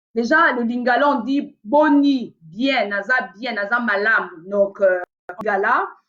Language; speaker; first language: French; non-native, local second language; Lingala